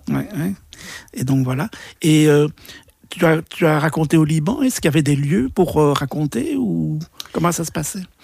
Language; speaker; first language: French; native; French